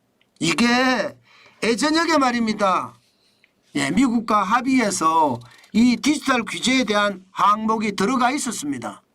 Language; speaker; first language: Korean; native; Korean